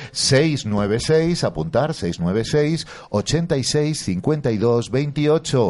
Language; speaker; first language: Spanish; native; Spanish